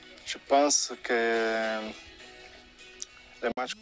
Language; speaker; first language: French; non-native, fluent; Portuguese